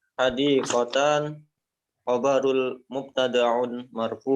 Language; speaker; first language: Arabic; non-native, learner; Indonesian